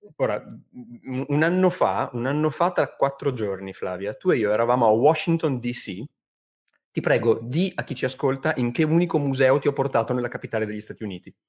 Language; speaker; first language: Italian; native; Italian